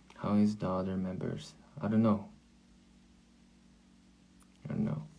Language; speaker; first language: English; non-native, learner; Korean